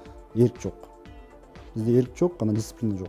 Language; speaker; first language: Kyrgyz; native; Kyrgyz